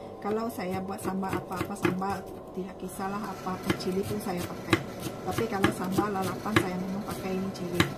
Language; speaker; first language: Malay; non-native, local second language; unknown